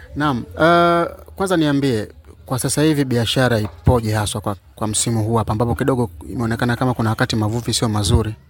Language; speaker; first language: Swahili; native; Swahili